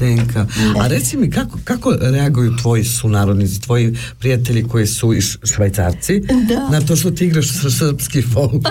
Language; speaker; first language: Serbian; native; Serbian